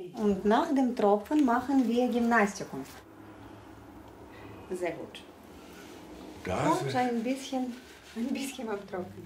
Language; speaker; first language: German; non-native, learner; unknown